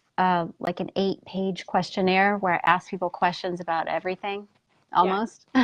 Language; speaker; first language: English; native; English